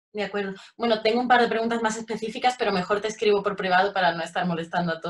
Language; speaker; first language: Spanish; native; Spanish